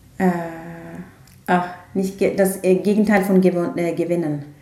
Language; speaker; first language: German; non-native, fluent; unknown